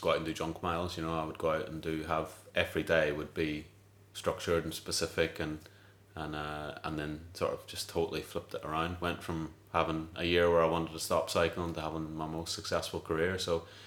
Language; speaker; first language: English; native; English